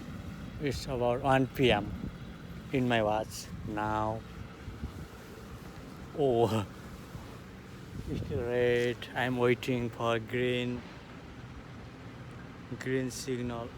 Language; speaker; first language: English; non-native, learner; Nepali